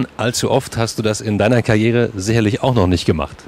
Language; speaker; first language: German; native; German